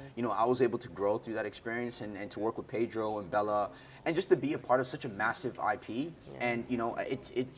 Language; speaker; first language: English; native; English